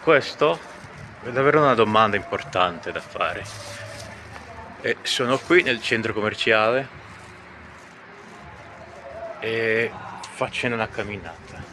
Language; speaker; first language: Italian; non-native, fluent; Portuguese